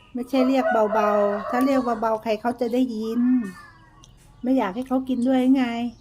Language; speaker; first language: Thai; native; Thai